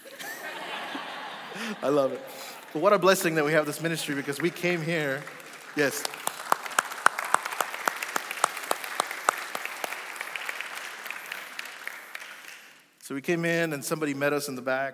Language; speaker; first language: English; early bilingual, other home language; Spanish